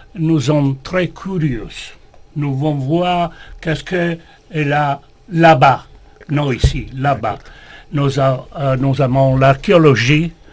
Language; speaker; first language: French; non-native, learner; Italian